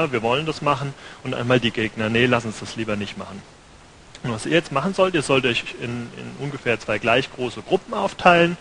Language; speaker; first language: German; native; German